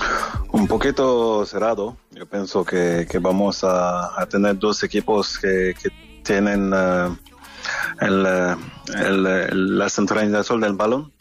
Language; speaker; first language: Spanish; non-native, learner; French